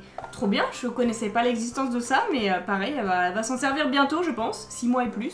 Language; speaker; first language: French; native; French